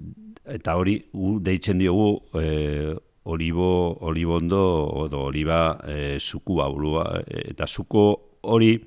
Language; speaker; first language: Basque; non-native, local second language; Spanish